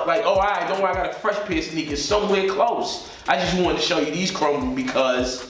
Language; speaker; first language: English; native; English